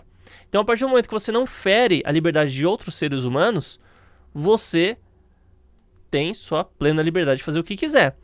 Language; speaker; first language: Portuguese; native; Portuguese